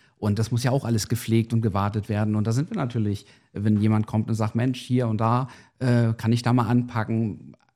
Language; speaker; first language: German; non-native, fluent; Portuguese